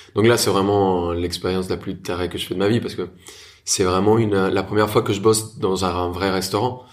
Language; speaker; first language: French; non-native, fluent; Spanish